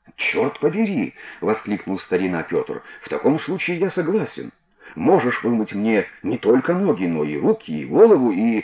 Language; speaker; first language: Russian; native; Russian